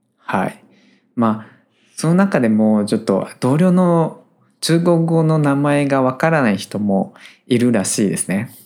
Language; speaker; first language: Japanese; native; Japanese